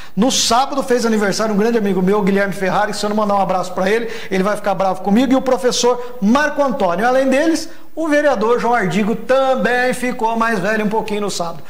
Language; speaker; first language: Portuguese; native; Portuguese